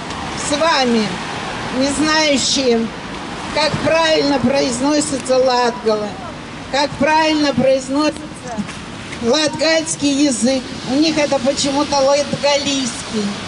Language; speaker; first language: Russian; native; Russian